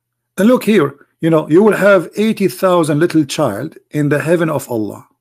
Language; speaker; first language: English; non-native, fluent; Arabic